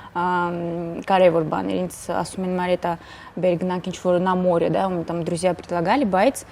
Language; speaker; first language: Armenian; early bilingual, heritage; Armenian